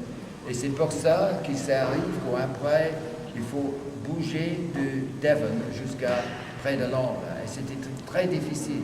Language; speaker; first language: French; non-native, fluent; English